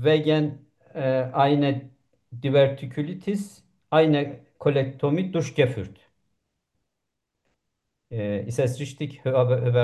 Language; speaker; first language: German; non-native, learner; Turkish